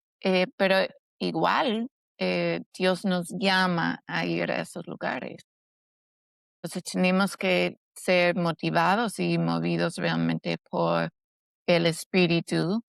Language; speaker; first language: Spanish; non-native, fluent; English